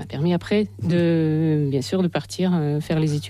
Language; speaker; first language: French; non-native, fluent; Russian